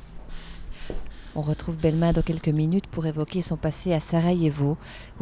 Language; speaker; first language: French; native; French